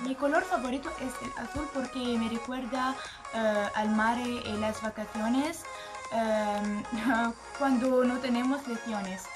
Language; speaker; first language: Spanish; non-native, learner; Arabic